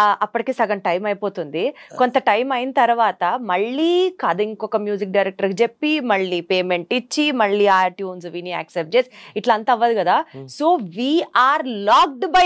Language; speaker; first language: Telugu; native; Telugu